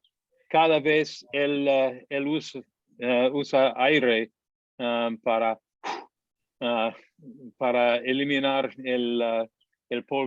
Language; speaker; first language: Spanish; non-native, fluent; English